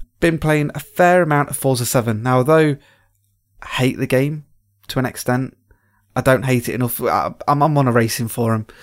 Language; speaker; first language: English; native; English